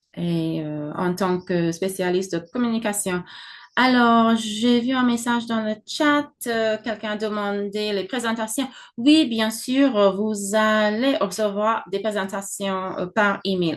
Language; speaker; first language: French; non-native, fluent; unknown